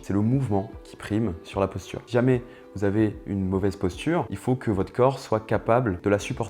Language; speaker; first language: French; native; French